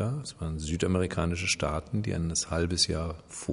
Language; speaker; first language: German; native; German